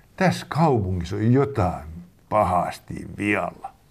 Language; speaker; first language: Finnish; native; Finnish